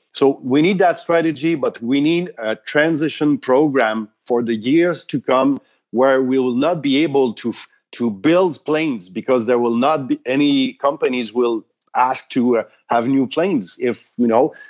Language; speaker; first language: English; non-native, fluent; French